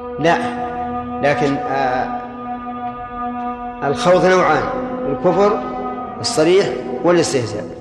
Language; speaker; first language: Arabic; native; Arabic